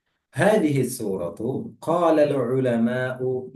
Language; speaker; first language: Arabic; non-native, fluent; Indonesian